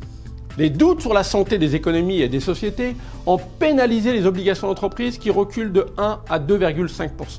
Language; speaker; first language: French; native; French